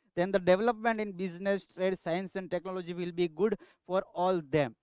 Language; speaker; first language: English; non-native, local second language; Gujarati